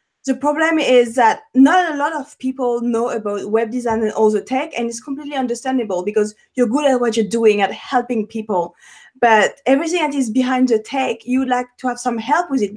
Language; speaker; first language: English; non-native, fluent; French